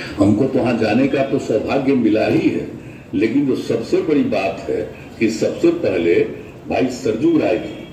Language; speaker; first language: Hindi; native; Hindi